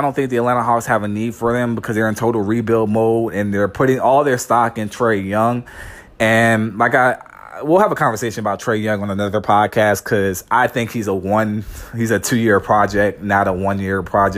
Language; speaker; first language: English; native; English